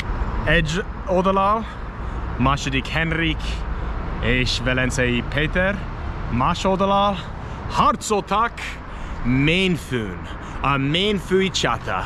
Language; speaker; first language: Hungarian; non-native, learner; English